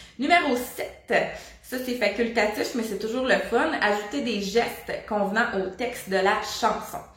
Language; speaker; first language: French; native; French